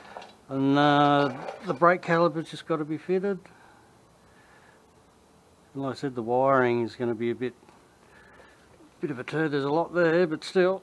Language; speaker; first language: English; native; English